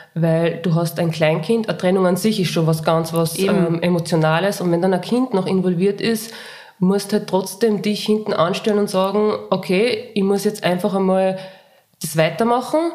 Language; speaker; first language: German; native; German